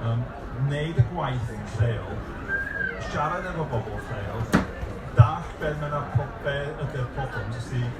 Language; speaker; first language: Welsh; non-native, local second language; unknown